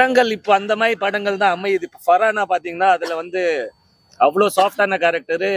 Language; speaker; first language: Tamil; native; Tamil